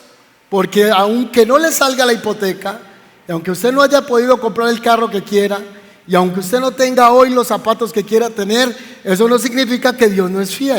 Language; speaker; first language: Spanish; native; Spanish